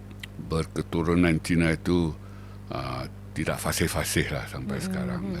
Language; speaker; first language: Malay; native; Malay